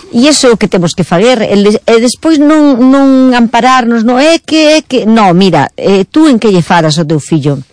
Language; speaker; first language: Galician; non-native, local second language; Spanish